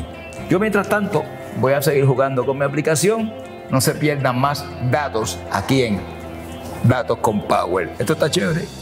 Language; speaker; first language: Spanish; native; Spanish